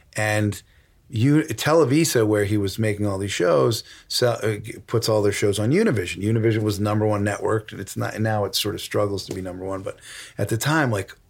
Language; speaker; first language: English; native; English